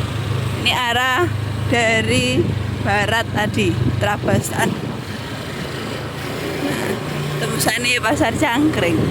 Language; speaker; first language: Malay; non-native, local second language; Javanese